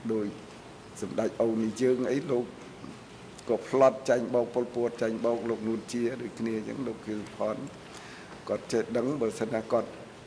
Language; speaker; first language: Khmer; native; Khmer